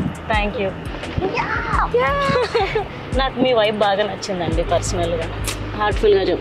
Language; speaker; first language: Telugu; native; Telugu